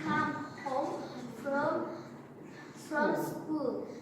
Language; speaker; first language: English; non-native, learner; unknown